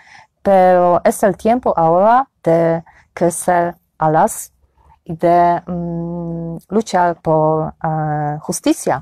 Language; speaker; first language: Spanish; non-native, learner; Polish